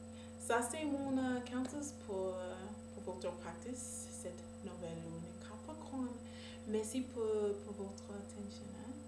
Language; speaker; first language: French; non-native, learner; English